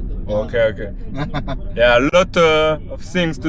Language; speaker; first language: English; non-native, learner; French